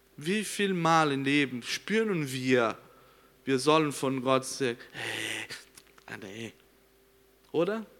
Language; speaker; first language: German; non-native, learner; Portuguese